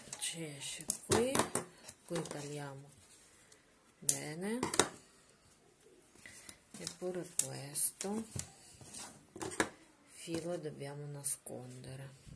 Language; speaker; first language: Italian; non-native, learner; Russian